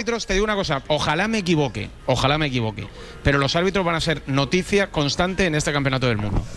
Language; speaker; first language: Spanish; native; Spanish